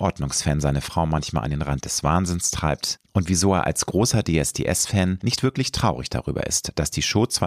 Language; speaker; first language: German; native; German